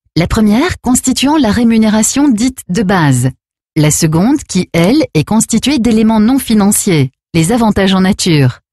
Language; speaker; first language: French; native; French